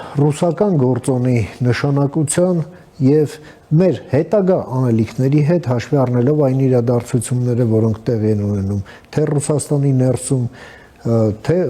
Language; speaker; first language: Armenian; native; Armenian